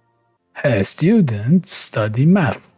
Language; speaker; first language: English; non-native, fluent; Persian